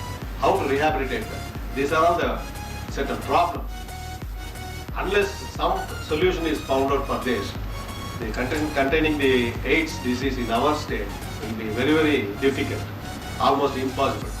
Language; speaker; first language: English; non-native, local second language; Tamil